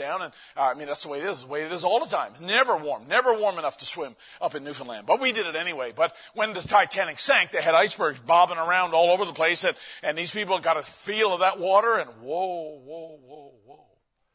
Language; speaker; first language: English; native; English